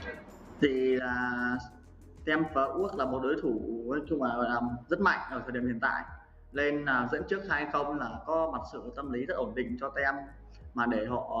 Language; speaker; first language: Vietnamese; native; Vietnamese